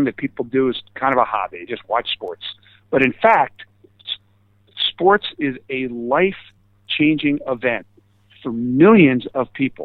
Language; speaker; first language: English; native; English